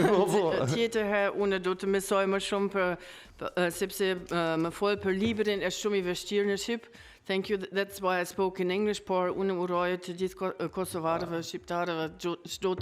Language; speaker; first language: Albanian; non-native, learner; German